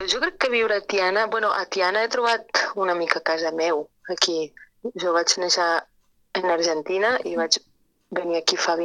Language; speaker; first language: Catalan; early bilingual, other home language; Spanish